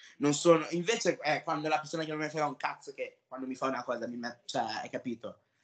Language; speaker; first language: Italian; early bilingual, other home language; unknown